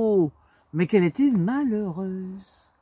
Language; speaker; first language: French; native; French